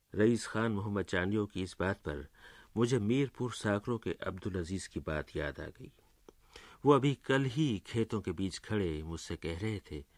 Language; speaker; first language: Urdu; native; Urdu